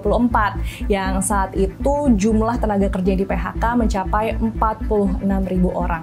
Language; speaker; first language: Indonesian; native; Indonesian